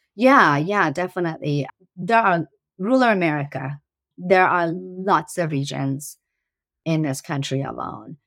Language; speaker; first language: English; early bilingual, other home language; Persian